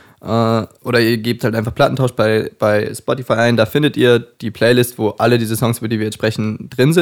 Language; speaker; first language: German; native; German